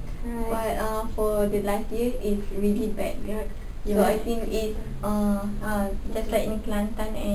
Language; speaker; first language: English; non-native, local second language; Malay